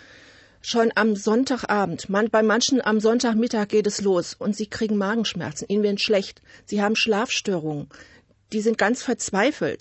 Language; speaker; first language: German; native; German